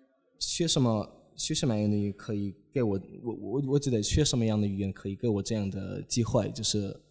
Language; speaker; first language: Chinese; non-native, fluent; Polish